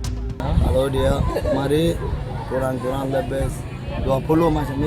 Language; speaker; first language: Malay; non-native, learner; Rohingya